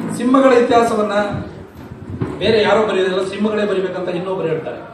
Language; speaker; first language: Kannada; non-native, local second language; Lambadi